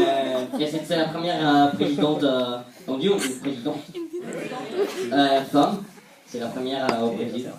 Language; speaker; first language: French; non-native, fluent; Portuguese